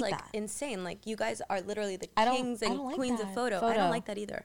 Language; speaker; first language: English; early bilingual, other home language; Spanish